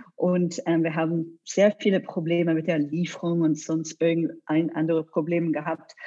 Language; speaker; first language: German; non-native, learner; English